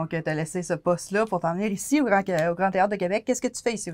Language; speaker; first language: French; native; French